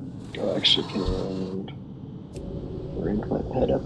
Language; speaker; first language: English; native; English